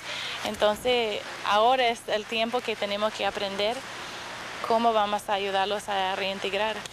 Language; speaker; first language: Spanish; non-native, fluent; English